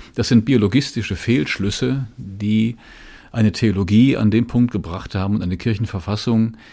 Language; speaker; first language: German; native; German